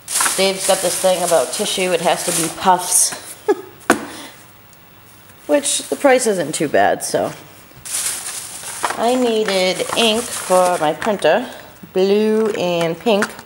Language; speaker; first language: English; native; English